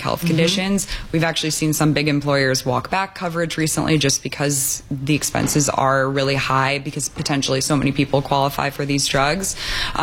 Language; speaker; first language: English; native; English